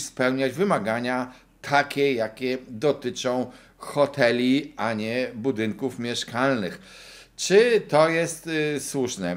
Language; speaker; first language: Polish; native; Polish